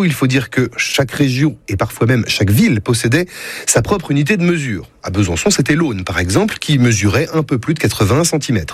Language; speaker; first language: French; native; French